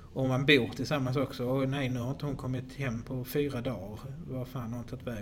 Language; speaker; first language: Swedish; native; Swedish